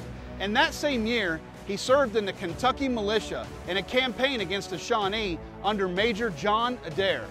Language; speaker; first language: English; native; English